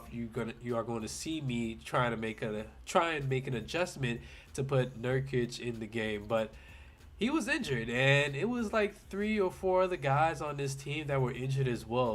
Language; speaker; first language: English; native; English